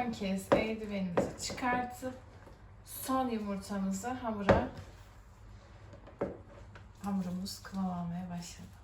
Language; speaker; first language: Turkish; native; Turkish